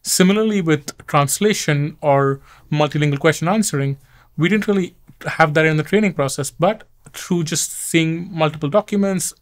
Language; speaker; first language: English; non-native, local second language; Hindi